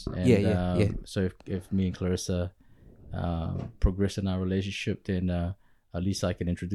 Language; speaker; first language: English; early bilingual, other home language; Pampanga